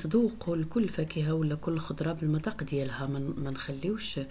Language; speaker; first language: Arabic; native; Arabic